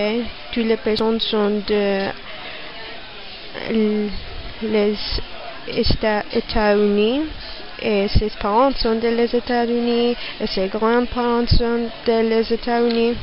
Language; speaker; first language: French; non-native, learner; English